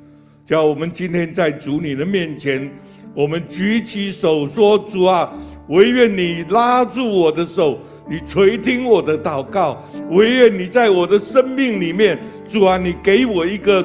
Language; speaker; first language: Chinese; native; Chinese